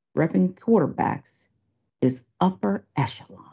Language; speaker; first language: English; native; English